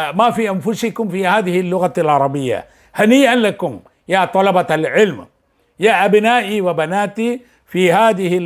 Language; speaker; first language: Arabic; non-native, fluent; Malayalam